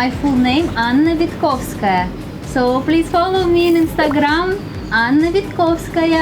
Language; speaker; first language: English; non-native, fluent; Russian